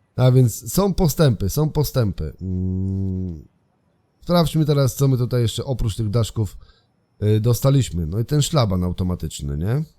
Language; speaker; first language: Polish; native; Polish